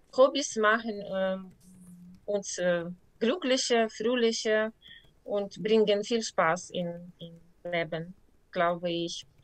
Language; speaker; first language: German; non-native, learner; Ukrainian